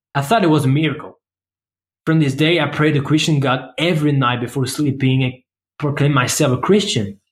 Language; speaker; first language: English; non-native, fluent; French